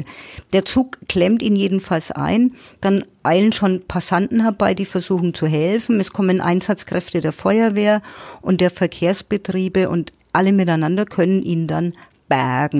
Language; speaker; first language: German; native; German